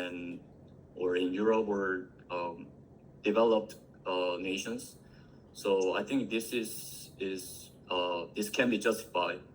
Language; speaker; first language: English; non-native, learner; Korean